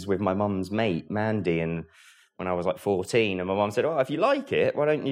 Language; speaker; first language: English; native; English